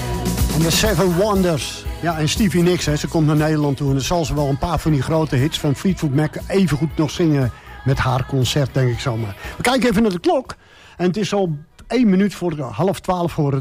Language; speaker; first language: Dutch; native; Dutch